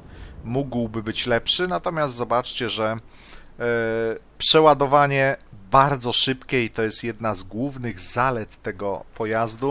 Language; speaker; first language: Polish; native; Polish